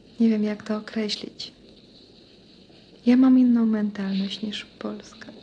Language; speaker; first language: Polish; non-native, fluent; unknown